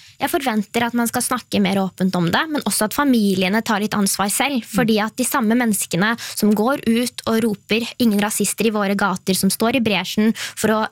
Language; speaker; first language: Norwegian; native; Norwegian